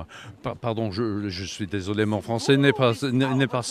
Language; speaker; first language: French; non-native, learner; English